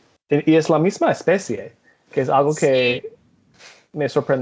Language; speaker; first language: Spanish; non-native, fluent; English